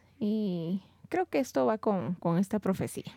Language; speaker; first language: Spanish; native; Spanish